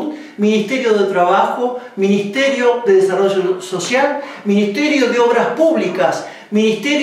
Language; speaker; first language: Spanish; native; Spanish